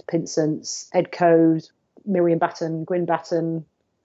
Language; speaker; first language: English; native; English